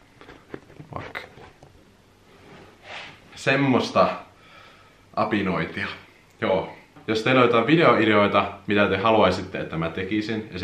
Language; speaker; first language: Finnish; native; Finnish